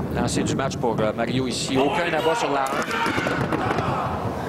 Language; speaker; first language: French; native; French